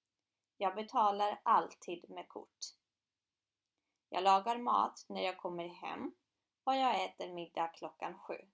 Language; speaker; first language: Swedish; non-native, fluent; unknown